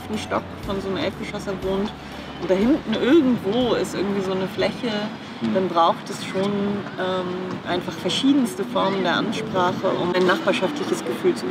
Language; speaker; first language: German; native; German